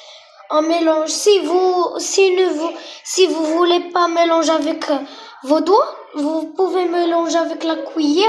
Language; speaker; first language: French; non-native, local second language; Arabic